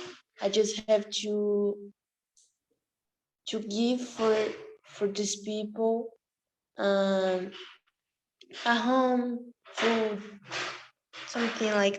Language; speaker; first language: English; non-native, learner; Portuguese